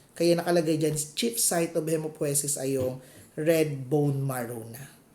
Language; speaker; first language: Filipino; non-native, local second language; Cebuano